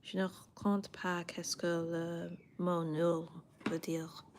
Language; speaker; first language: French; non-native, learner; English